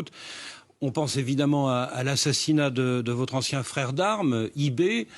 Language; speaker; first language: French; native; French